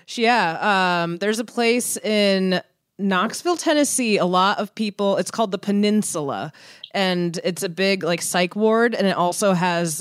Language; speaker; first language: English; early bilingual, other home language; Persian